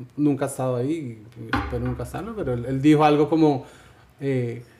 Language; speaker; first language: Spanish; native; Spanish